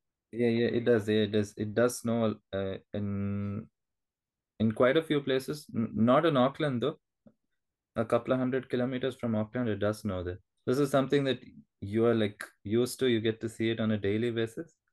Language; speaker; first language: English; non-native, local second language; Telugu